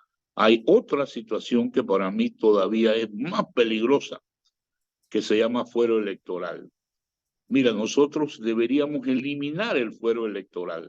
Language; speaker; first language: Spanish; native; Spanish